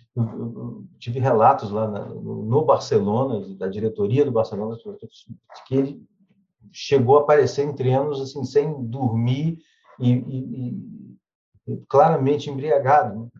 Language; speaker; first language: Portuguese; native; Portuguese